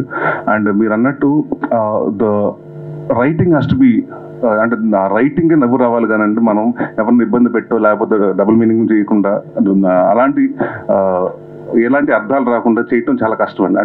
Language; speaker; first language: Telugu; native; Telugu